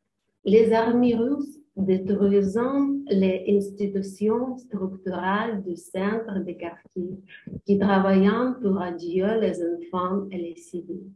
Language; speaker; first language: French; non-native, learner; Ukrainian